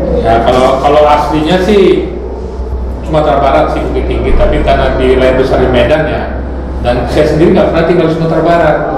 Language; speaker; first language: Indonesian; native; Indonesian